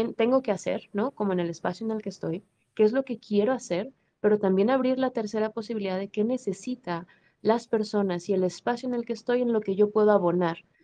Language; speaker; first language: Spanish; native; Spanish